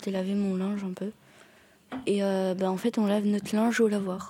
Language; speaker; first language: French; native; French